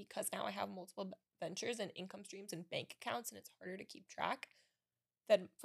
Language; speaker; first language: English; early bilingual, other home language; Spanish